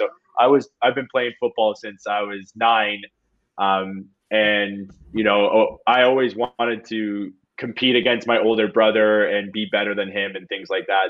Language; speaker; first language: English; native; English